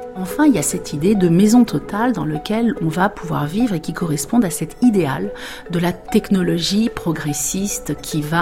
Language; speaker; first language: French; native; French